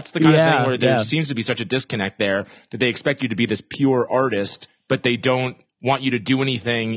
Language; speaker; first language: English; native; English